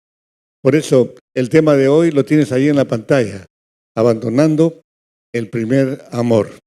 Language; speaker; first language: Spanish; native; Spanish